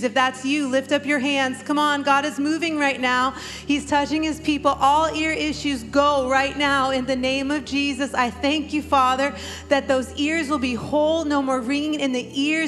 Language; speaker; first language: English; native; English